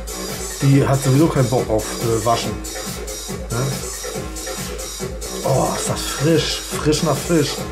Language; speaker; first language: German; native; German